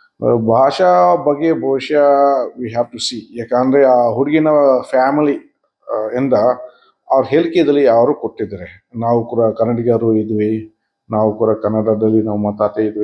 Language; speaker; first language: Kannada; non-native, fluent; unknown